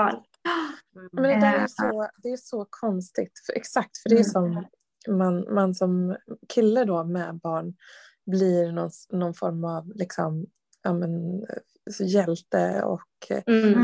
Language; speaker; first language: Swedish; native; Swedish